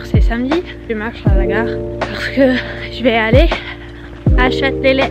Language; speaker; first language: French; non-native, learner; English